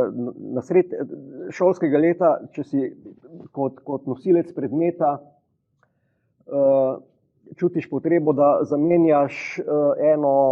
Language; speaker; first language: Slovenian; native; Slovenian